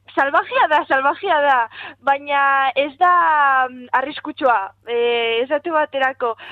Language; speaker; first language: Basque; non-native, local second language; Spanish